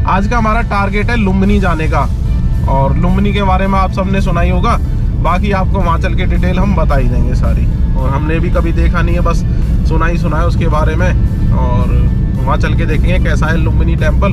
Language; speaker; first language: Hindi; native; Hindi